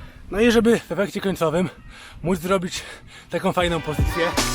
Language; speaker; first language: Polish; native; Polish